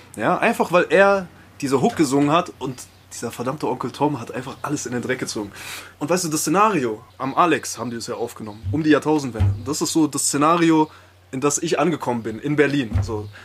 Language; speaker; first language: German; early bilingual, other home language; Spanish